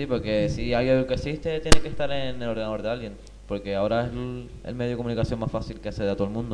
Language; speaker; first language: Spanish; native; Spanish